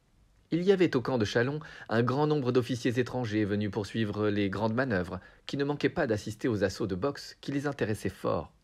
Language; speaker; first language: French; native; French